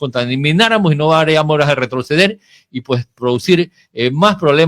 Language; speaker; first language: Spanish; native; Spanish